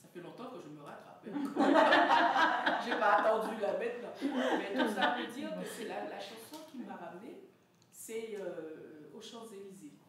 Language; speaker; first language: French; native; French